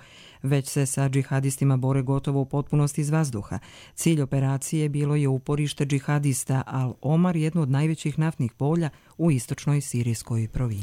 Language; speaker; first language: Croatian; native; Croatian